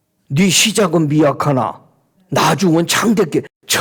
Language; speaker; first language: Korean; native; Korean